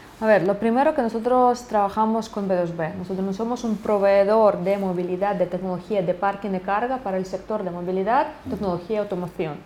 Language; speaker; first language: Spanish; non-native, fluent; Ukrainian